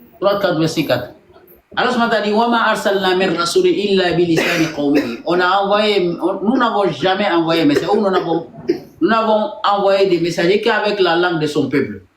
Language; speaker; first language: French; non-native, local second language; Bambara